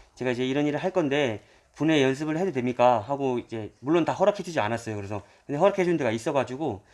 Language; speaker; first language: Korean; early bilingual, heritage; Korean